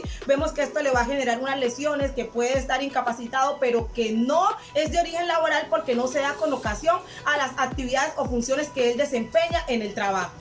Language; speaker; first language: Spanish; native; Spanish